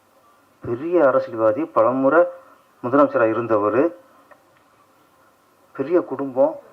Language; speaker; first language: Tamil; native; Tamil